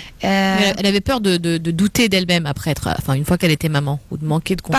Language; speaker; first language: French; native; French